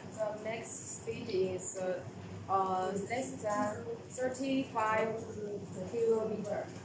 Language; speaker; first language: English; non-native, learner; Chinese